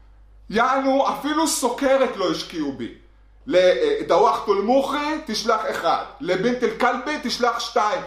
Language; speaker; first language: Hebrew; native; Hebrew